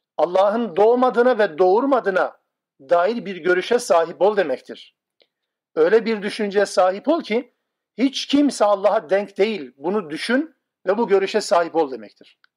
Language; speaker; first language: Turkish; non-native, local second language; Kurdish